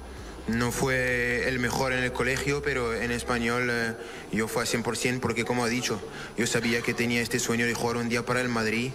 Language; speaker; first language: Spanish; non-native, fluent; French